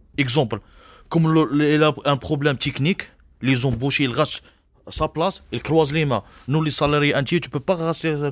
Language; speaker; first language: French; non-native, local second language; Arabic